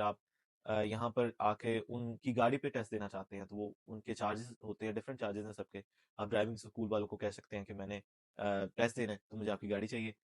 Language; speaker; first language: Urdu; non-native, local second language; Punjabi